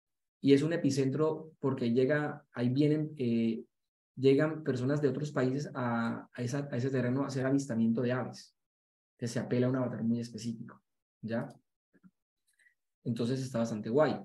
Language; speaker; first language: Spanish; native; Spanish